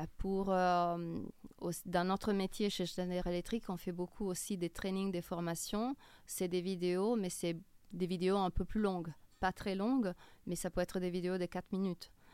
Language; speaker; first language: French; non-native, fluent; Italian